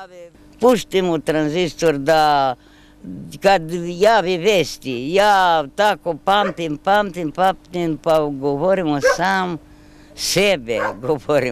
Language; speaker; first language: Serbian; non-native, local second language; Romanian